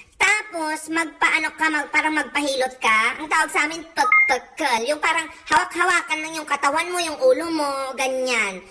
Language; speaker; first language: Filipino; non-native, local second language; Iloko